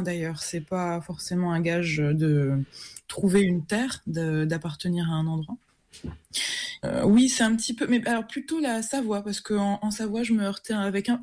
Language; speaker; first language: French; native; French